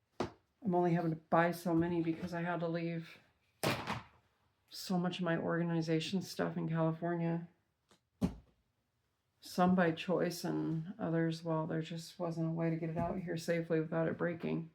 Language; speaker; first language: English; native; English